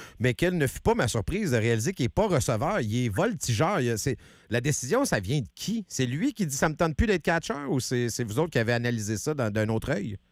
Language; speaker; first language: French; native; French